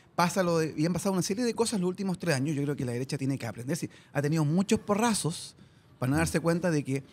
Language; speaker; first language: Spanish; native; Spanish